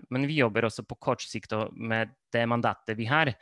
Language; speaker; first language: Norwegian; non-native, fluent; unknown